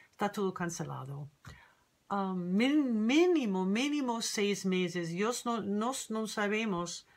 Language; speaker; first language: Spanish; non-native, learner; English